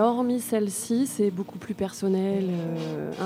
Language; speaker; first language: French; native; French